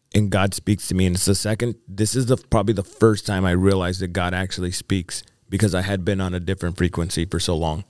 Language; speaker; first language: English; native; English